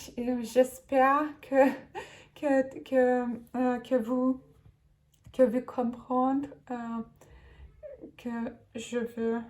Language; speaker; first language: French; non-native, learner; Turkish